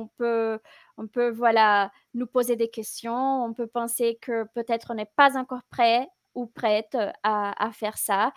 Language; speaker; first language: French; non-native, fluent; Portuguese